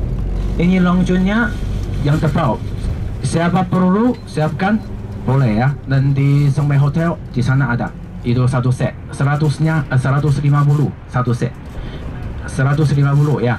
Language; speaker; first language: Indonesian; non-native, fluent; Chinese